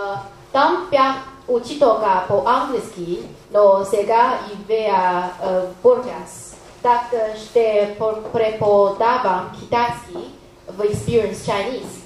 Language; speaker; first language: Bulgarian; non-native, learner; Chinese